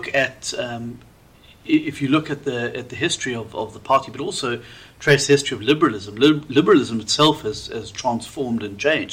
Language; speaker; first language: English; native; English